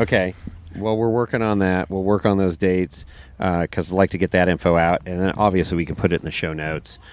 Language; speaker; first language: English; native; English